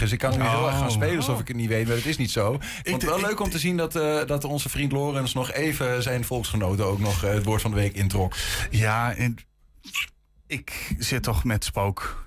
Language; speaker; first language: Dutch; native; Dutch